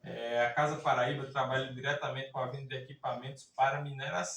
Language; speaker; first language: Portuguese; native; Portuguese